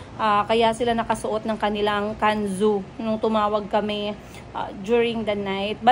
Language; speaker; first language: Filipino; native; Filipino